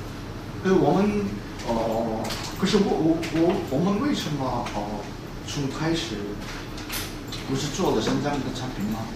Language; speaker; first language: Chinese; non-native, fluent; Korean